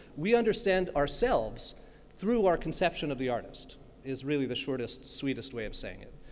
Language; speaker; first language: English; native; English